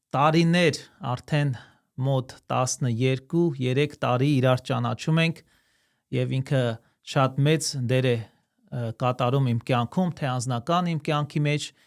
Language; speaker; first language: Armenian; early bilingual, heritage; Armenian